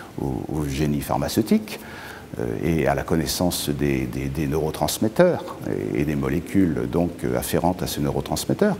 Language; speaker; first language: French; native; French